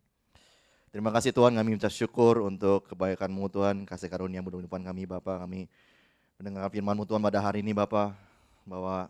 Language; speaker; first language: Indonesian; native; Indonesian